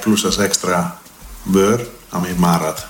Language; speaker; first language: Hungarian; non-native, learner; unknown